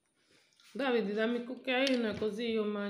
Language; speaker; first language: Italian; non-native, learner; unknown